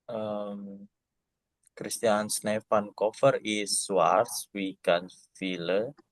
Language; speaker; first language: German; non-native, learner; Indonesian